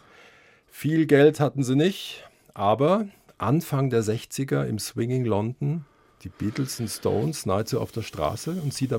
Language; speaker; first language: German; native; German